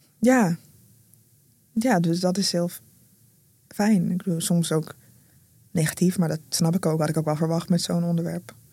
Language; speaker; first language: Dutch; native; Dutch